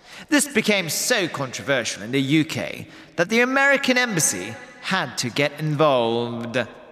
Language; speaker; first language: English; native; English